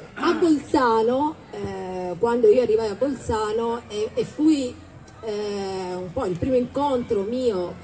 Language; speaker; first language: Italian; native; Italian